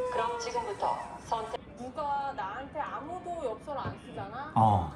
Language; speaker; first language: Korean; non-native, learner; Japanese